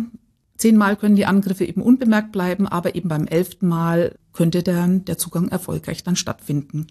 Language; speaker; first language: German; native; German